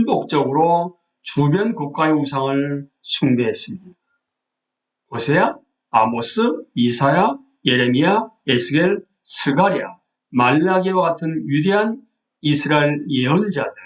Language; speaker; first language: Korean; native; Korean